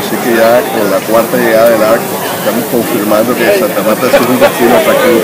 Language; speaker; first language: Spanish; native; Spanish